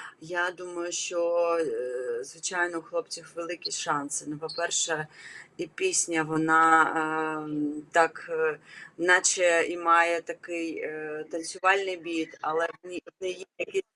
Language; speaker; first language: Ukrainian; non-native, local second language; Russian